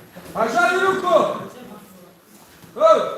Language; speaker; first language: Russian; native; Russian